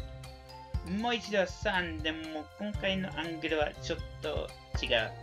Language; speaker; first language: Japanese; non-native, learner; Spanish